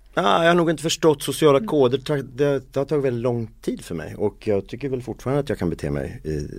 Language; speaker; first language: Swedish; native; Swedish